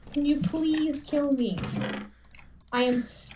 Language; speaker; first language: English; native; English